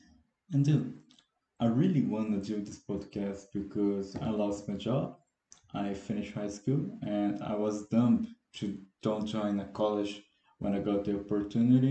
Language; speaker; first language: English; non-native, fluent; Portuguese